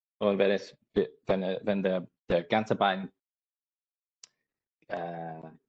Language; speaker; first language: German; non-native, learner; English